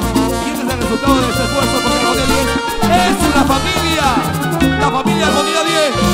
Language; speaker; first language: Spanish; native; Spanish